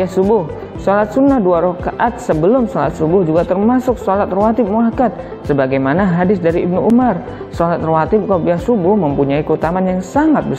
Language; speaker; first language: Indonesian; native; Indonesian